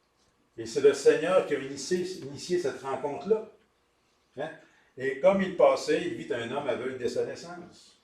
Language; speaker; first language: French; native; French